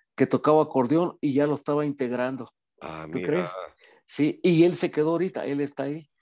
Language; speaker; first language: Spanish; native; Spanish